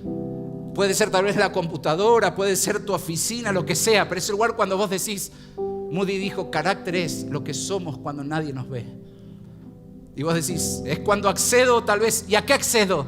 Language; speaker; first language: Spanish; native; Spanish